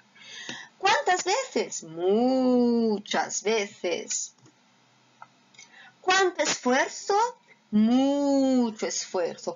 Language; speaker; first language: Spanish; non-native, fluent; Portuguese